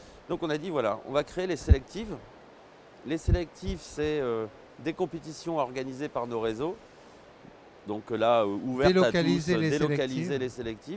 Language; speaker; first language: French; native; French